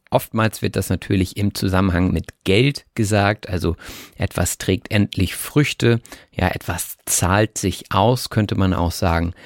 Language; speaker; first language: German; native; German